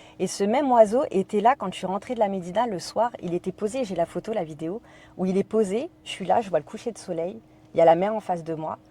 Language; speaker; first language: French; native; French